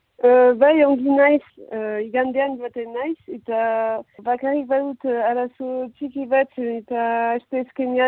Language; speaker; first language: Basque; non-native, local second language; French